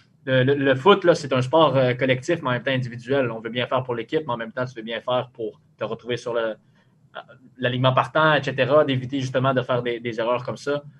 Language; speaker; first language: French; native; French